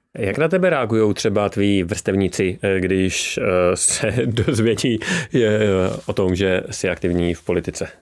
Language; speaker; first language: Czech; native; Czech